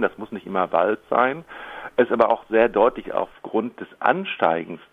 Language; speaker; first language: German; native; German